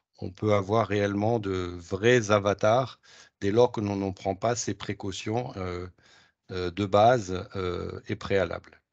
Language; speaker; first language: French; native; French